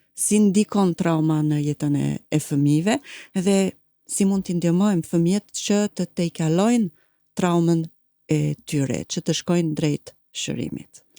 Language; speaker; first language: Albanian; non-native, fluent; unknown